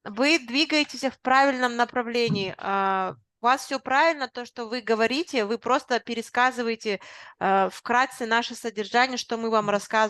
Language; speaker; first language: Russian; non-native, local second language; Kazakh